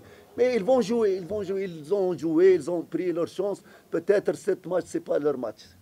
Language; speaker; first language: French; non-native, fluent; Arabic